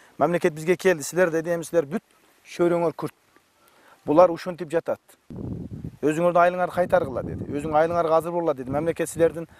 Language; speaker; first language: Kyrgyz; native; Kyrgyz